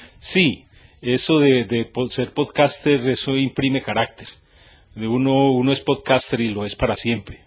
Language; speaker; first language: Spanish; native; Spanish